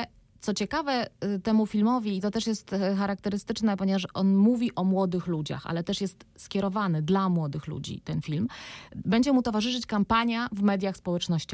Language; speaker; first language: Polish; native; Polish